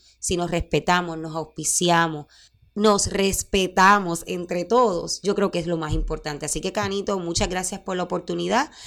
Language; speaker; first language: Spanish; native; Spanish